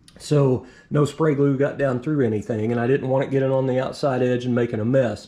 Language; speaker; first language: English; native; English